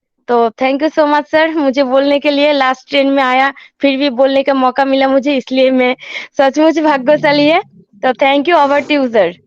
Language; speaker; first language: Hindi; non-native, learner; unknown